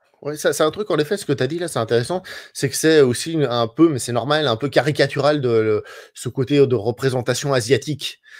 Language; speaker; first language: French; native; French